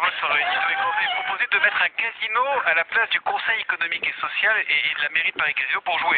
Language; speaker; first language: French; native; French